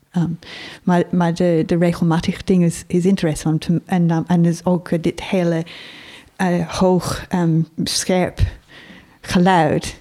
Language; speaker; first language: Dutch; non-native, fluent; English